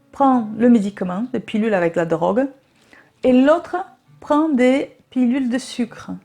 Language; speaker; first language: French; non-native, fluent; Portuguese